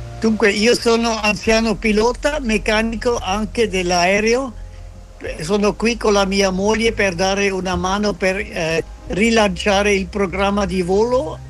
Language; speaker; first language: Italian; non-native, local second language; German